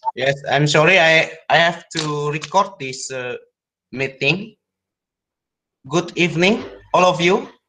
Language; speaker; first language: English; non-native, learner; Indonesian